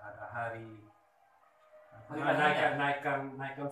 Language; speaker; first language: Indonesian; early bilingual, heritage; Dutch